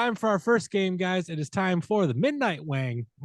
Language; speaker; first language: English; native; English